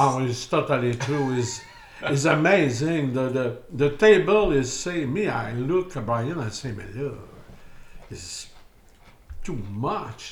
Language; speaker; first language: English; non-native, learner; French